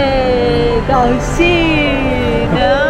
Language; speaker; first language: Chinese; non-native, learner; Armenian